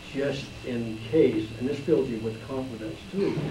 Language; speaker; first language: English; native; English